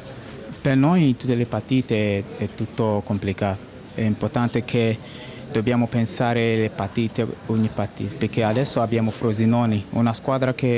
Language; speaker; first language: Italian; non-native, fluent; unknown